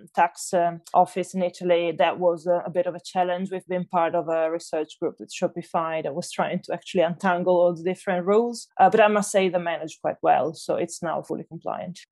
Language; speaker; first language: English; non-native, fluent; German